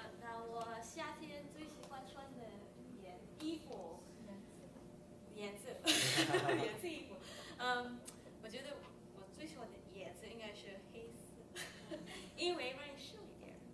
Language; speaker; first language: Chinese; early bilingual, heritage; Chinese